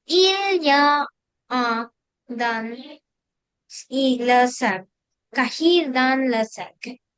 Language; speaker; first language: French; non-native, learner; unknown